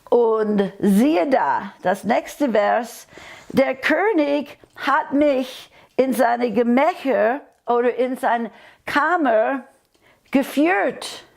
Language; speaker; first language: German; non-native, fluent; English